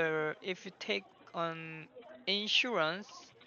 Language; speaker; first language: English; non-native, learner; Korean